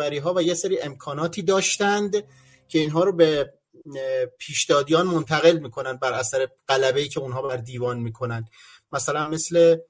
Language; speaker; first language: Persian; native; Persian